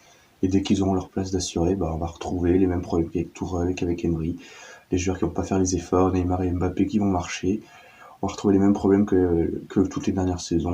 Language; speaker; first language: French; native; French